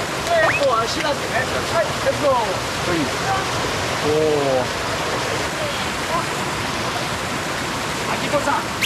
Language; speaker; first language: Japanese; non-native, learner; French